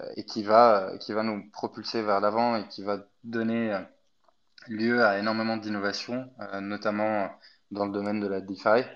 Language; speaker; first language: French; non-native, fluent; Arabic